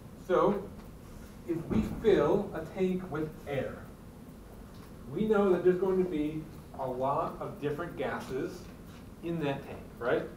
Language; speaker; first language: English; native; English